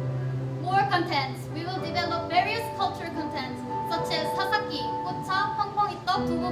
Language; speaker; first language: English; non-native, learner; Korean